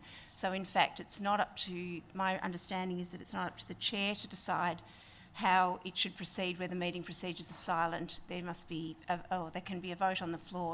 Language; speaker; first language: English; native; English